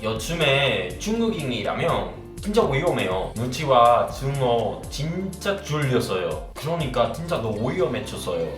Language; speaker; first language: Korean; non-native, learner; Spanish